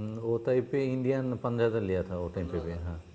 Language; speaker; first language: Hindi; non-native, learner; Bangla